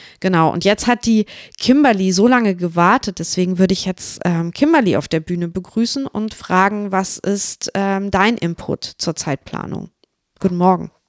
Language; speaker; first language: German; native; German